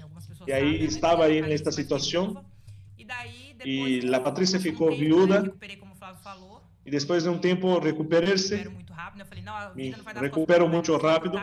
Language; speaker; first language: Spanish; non-native, learner; Portuguese